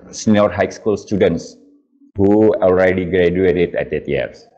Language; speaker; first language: English; non-native, fluent; Indonesian